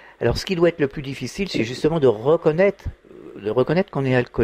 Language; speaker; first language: French; native; French